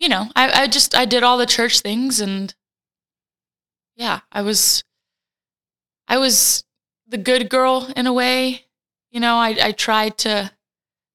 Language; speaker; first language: English; native; English